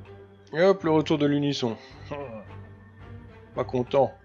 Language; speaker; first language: French; native; French